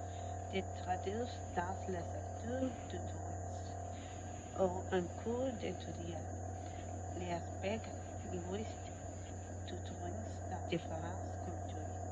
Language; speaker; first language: French; non-native, learner; Spanish